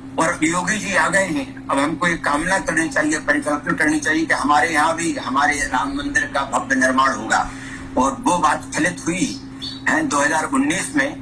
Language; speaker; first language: Hindi; native; Hindi